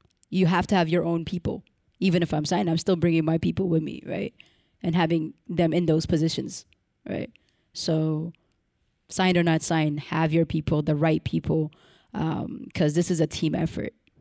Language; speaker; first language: English; early bilingual, other home language; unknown